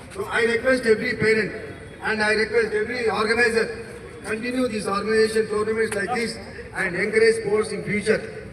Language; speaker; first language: English; non-native, local second language; Telugu